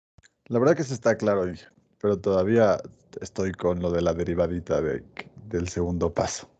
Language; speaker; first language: Spanish; native; Spanish